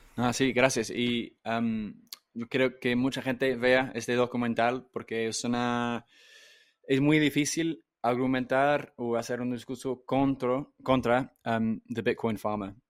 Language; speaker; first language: Spanish; non-native, fluent; English